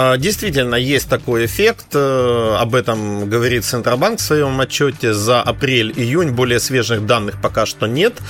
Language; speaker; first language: Russian; native; Russian